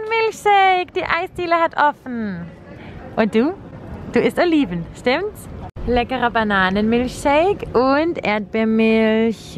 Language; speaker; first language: German; native; German